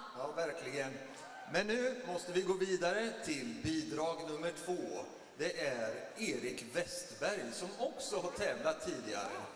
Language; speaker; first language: Swedish; native; Swedish